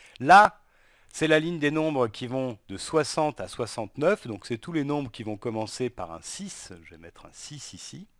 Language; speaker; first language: French; native; French